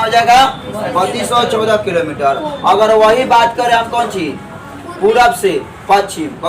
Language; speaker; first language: Hindi; native; Hindi